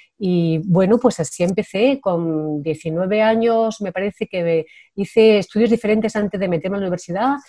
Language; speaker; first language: Spanish; native; Spanish